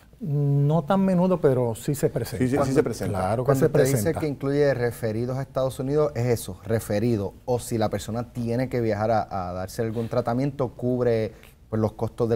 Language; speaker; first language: Spanish; native; Spanish